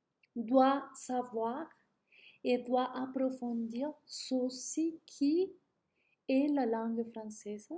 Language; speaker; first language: French; non-native, learner; Spanish